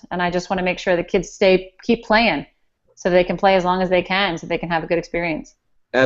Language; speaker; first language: English; native; English